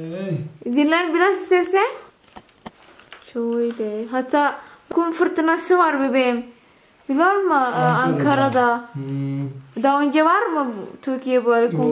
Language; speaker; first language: Turkish; non-native, learner; Indonesian